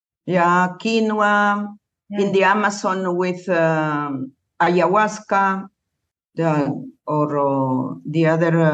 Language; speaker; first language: English; non-native, learner; Spanish